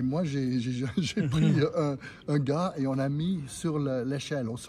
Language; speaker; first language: French; non-native, fluent; English